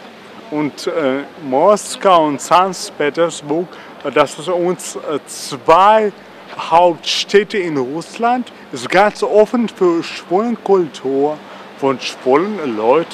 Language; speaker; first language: German; non-native, learner; Russian